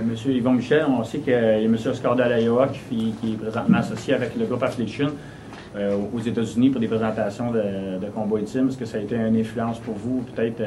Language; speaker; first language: French; native; French